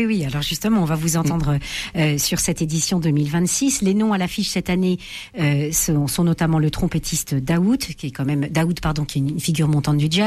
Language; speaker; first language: French; native; French